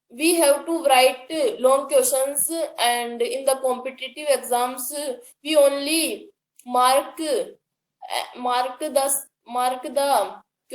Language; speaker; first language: English; non-native, learner; Hindi